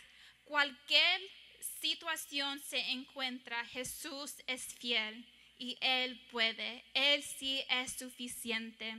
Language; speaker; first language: Spanish; early bilingual, heritage; English